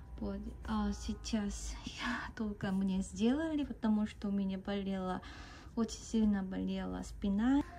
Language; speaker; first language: Russian; non-native, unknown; Korean